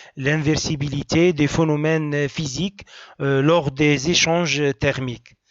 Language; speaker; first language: French; non-native, local second language; Arabic